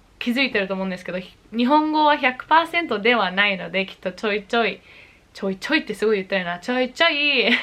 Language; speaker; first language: Japanese; early bilingual, heritage; English